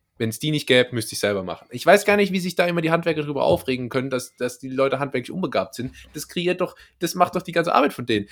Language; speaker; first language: German; native; German